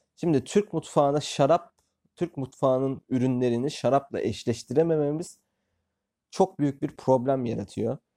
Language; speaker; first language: Turkish; native; Turkish